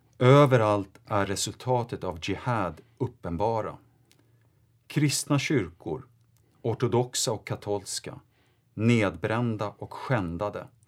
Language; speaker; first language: Swedish; native; Swedish